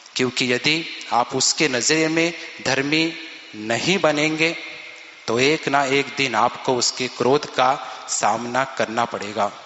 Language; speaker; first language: Hindi; non-native, local second language; Marathi